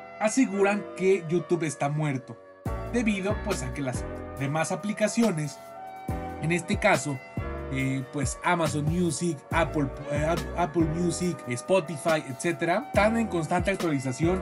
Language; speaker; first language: Spanish; native; Spanish